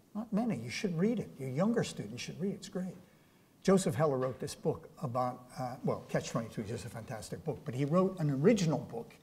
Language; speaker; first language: English; native; English